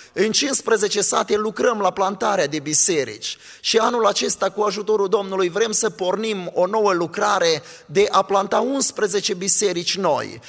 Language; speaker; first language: Romanian; native; Romanian